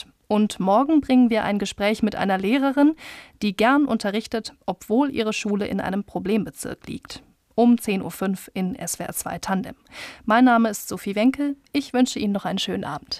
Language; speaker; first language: German; native; German